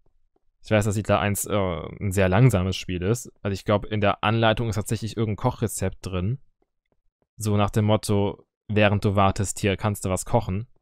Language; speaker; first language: German; native; German